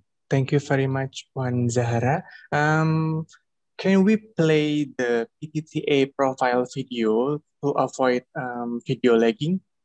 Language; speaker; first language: English; non-native, fluent; Indonesian